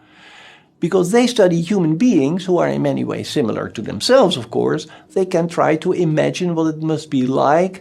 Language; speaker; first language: English; non-native, fluent; Dutch